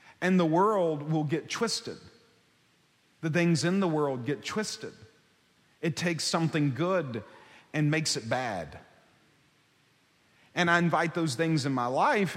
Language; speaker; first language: English; native; English